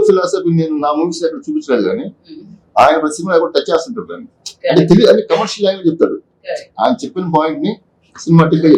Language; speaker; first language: Telugu; native; Telugu